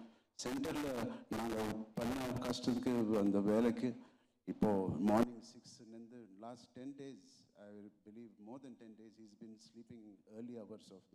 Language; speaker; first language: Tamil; non-native, local second language; Telugu